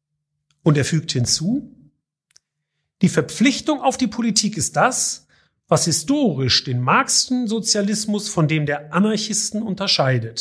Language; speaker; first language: German; native; German